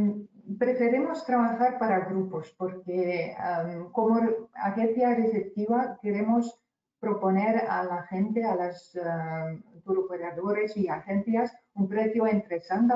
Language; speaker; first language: Spanish; non-native, fluent; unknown